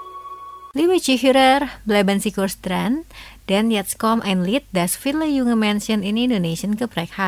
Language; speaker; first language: German; non-native, learner; Indonesian